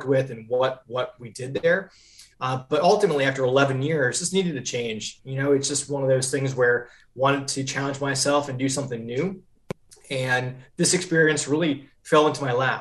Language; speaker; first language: English; native; English